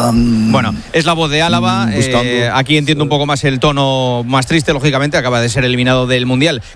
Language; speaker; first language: Spanish; native; Spanish